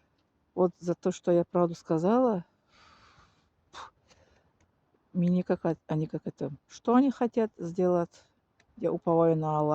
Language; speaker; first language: Russian; non-native, learner; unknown